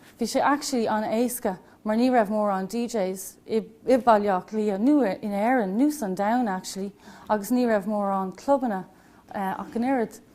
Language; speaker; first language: Irish; non-native, local second language; English